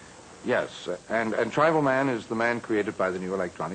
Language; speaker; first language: English; native; English